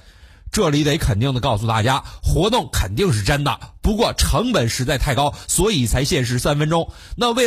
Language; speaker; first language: Chinese; native; Chinese